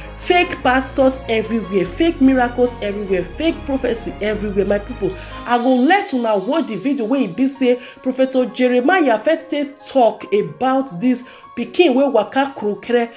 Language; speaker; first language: Nigerian Pidgin; native; Nigerian Pidgin